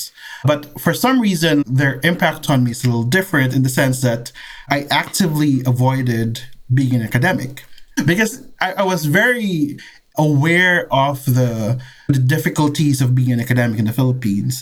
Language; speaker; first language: English; non-native, local second language; Filipino